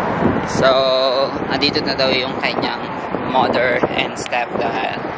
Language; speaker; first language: Filipino; native; Filipino